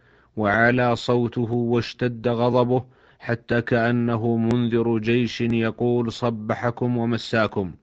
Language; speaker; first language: Arabic; native; Arabic